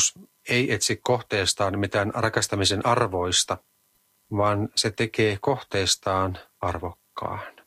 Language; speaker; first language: Finnish; native; Finnish